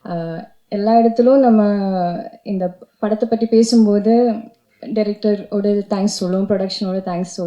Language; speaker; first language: Tamil; non-native, fluent; Malayalam